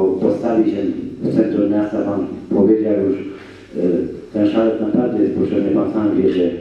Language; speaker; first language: Polish; native; Polish